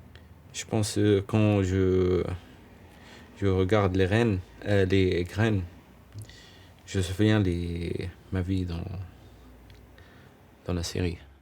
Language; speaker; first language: French; non-native, learner; Arabic